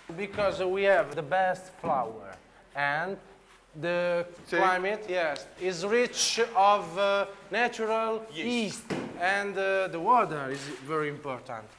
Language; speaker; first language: English; non-native, learner; Italian